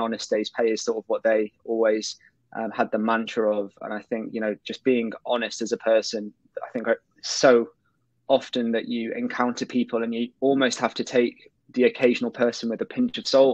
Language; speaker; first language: English; native; English